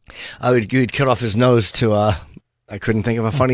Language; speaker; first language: English; native; English